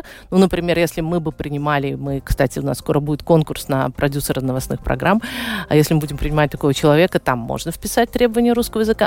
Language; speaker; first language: Russian; native; Russian